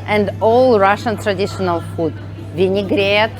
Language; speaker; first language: English; non-native, learner; Russian